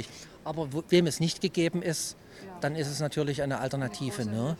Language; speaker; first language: German; native; German